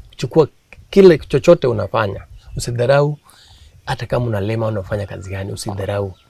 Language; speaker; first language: Swahili; native; Swahili